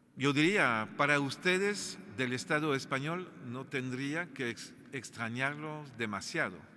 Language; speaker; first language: Spanish; non-native, fluent; French